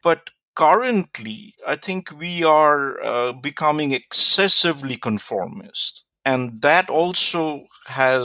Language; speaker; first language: English; non-native, local second language; Bangla